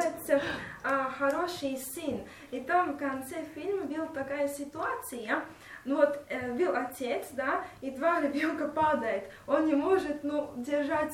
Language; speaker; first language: Russian; non-native, local second language; Latvian